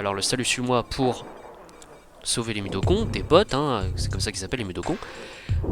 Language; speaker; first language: French; native; French